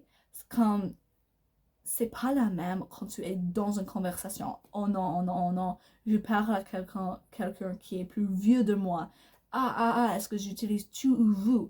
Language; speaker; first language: French; non-native, learner; English